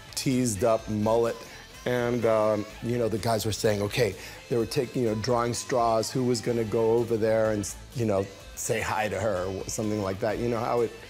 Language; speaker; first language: English; native; English